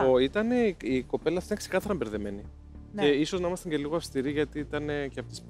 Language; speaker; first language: Greek; native; Greek